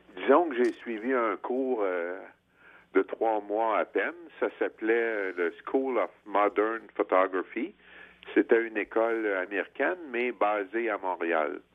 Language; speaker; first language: French; native; French